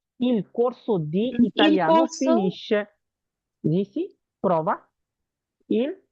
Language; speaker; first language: Italian; non-native, learner; Bangla